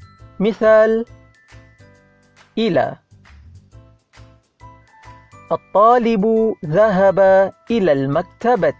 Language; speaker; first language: Arabic; non-native, fluent; Malay